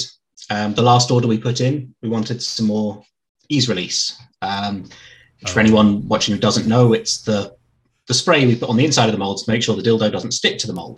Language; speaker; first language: English; native; English